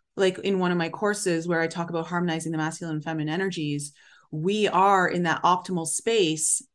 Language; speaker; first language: English; native; English